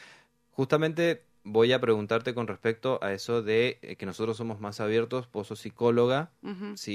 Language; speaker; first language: Spanish; native; Spanish